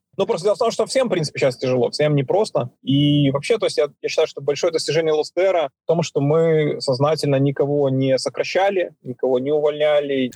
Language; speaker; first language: Russian; native; Russian